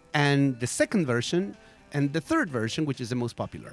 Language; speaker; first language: English; non-native, fluent; Spanish